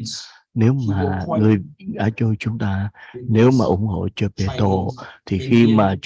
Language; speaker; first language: Vietnamese; native; Vietnamese